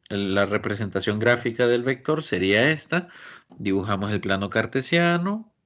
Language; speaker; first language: Spanish; native; Spanish